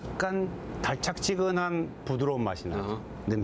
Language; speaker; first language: Korean; native; Korean